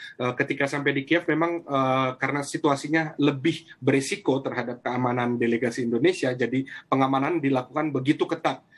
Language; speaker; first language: Indonesian; native; Indonesian